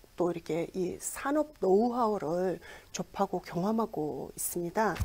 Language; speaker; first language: Korean; non-native, fluent; Mongolian